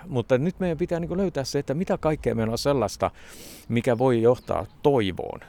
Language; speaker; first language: Finnish; native; Finnish